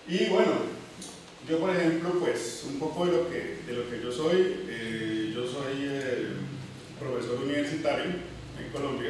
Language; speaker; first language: Spanish; native; Spanish